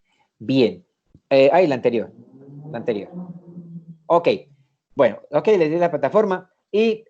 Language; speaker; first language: Spanish; native; Spanish